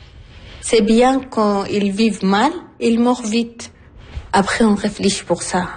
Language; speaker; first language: French; non-native, learner; Arabic